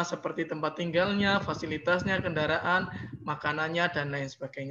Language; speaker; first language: Indonesian; native; Indonesian